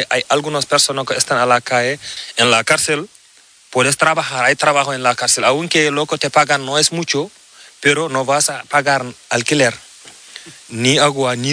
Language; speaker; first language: Spanish; non-native, learner; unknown